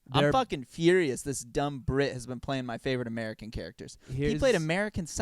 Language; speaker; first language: English; native; English